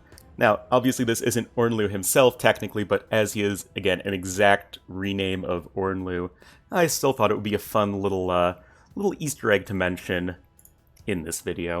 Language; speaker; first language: English; native; English